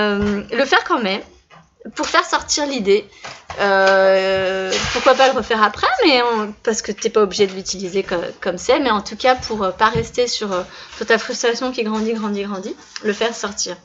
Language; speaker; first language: French; native; French